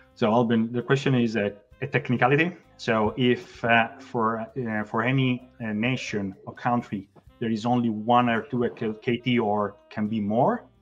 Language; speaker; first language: English; non-native, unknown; Italian